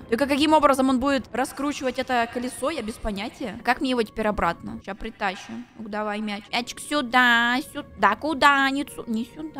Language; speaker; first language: Russian; native; Russian